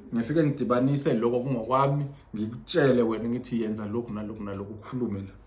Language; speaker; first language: Zulu; native; Zulu